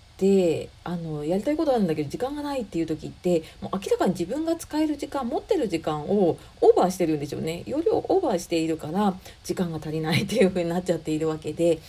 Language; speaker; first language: Japanese; native; Japanese